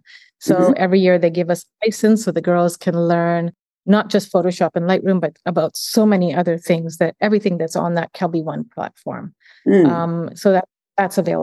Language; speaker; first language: English; early bilingual, other home language; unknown